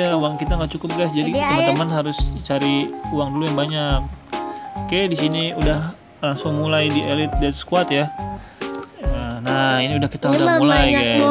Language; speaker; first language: Indonesian; native; Indonesian